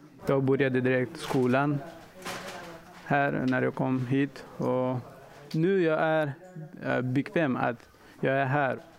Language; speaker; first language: Swedish; non-native, fluent; Persian